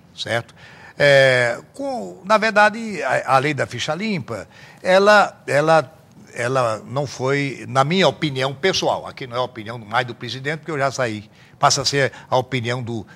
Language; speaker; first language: Portuguese; native; Portuguese